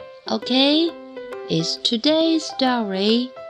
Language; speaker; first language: English; non-native, fluent; Chinese